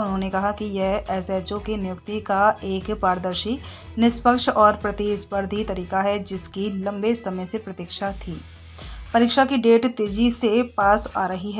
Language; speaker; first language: Hindi; native; Hindi